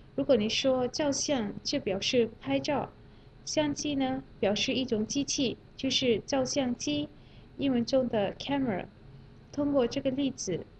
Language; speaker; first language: Chinese; non-native, fluent; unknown